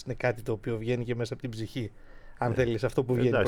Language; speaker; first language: Greek; native; Greek